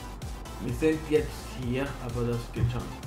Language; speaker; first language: German; non-native, learner; Italian